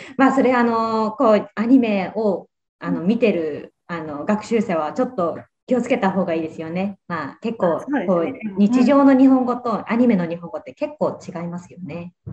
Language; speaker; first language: Japanese; native; Japanese